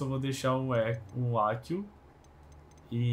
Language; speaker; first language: Portuguese; native; Portuguese